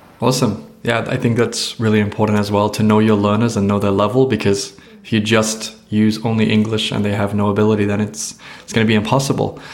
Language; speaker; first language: English; native; English